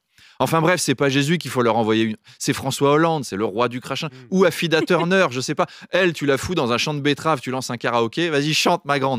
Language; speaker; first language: French; native; French